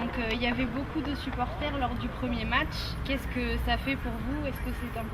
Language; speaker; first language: French; native; French